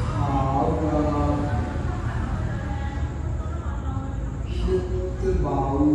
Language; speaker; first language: Vietnamese; non-native, learner; Hindi